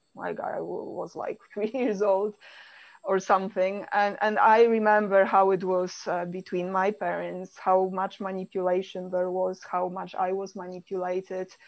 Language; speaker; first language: English; non-native, fluent; Polish